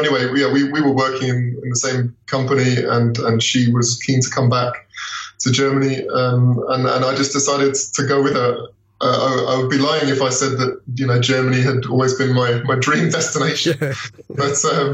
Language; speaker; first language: English; native; English